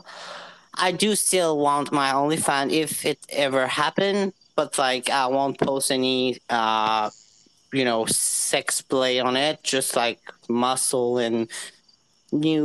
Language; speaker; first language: English; non-native, fluent; French